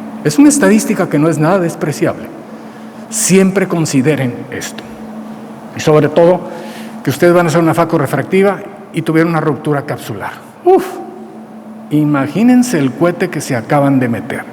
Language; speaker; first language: Spanish; native; Spanish